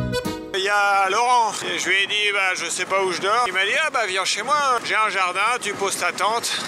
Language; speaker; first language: French; native; French